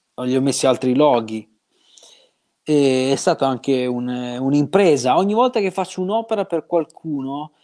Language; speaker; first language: Italian; native; Italian